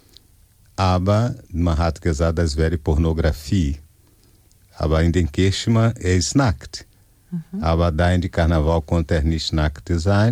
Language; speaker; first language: German; non-native, fluent; Portuguese